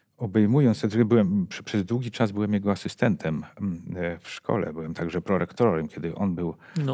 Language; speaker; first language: Polish; native; Polish